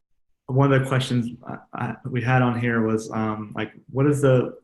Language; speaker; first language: English; native; English